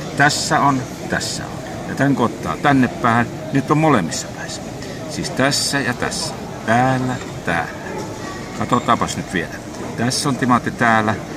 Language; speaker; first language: Finnish; native; Finnish